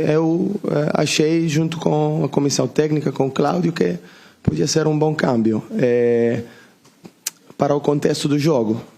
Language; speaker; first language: Portuguese; non-native, learner; Italian